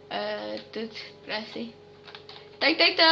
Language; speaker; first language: French; native; French